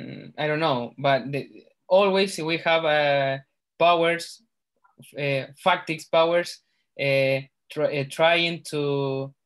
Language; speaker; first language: English; non-native, learner; Spanish